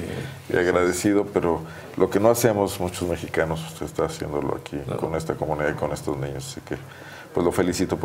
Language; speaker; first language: Spanish; native; Spanish